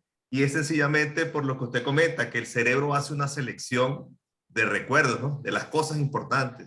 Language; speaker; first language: Spanish; native; Spanish